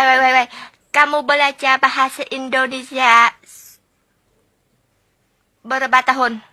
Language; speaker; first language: Indonesian; non-native, learner; Vietnamese